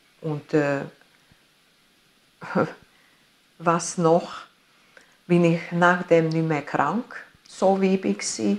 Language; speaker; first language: German; non-native, fluent; Italian